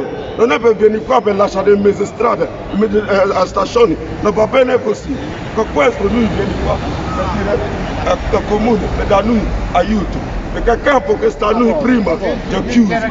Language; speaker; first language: Italian; non-native, learner; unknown